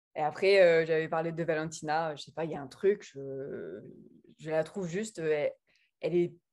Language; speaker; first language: French; early bilingual, other home language; English